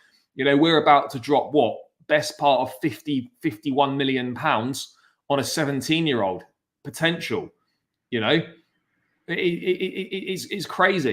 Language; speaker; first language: English; native; English